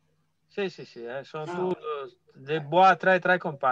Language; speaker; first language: French; non-native, fluent; Italian